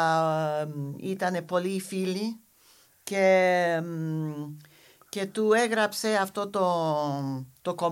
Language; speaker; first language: Greek; non-native, learner; English